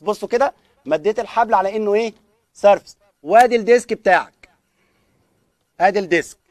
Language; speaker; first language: Arabic; native; Arabic